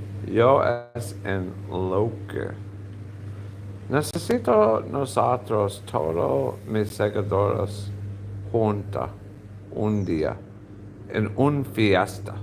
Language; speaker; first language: Spanish; non-native, learner; English